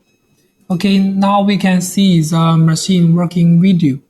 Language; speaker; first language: English; non-native, learner; Chinese